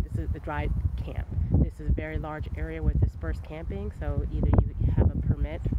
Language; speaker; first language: English; native; English